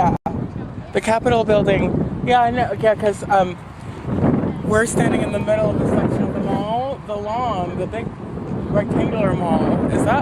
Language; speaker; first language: English; native; English